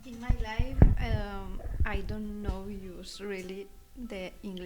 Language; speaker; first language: English; non-native, learner; Spanish